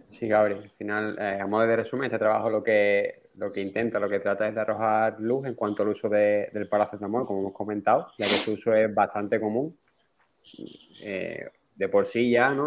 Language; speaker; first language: Spanish; native; Spanish